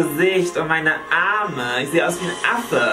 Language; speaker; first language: German; native; German